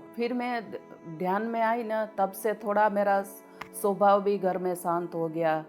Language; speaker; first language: Hindi; non-native, local second language; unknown